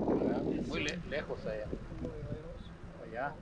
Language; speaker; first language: Spanish; native; Spanish